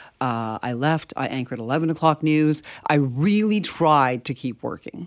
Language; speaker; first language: English; early bilingual, other home language; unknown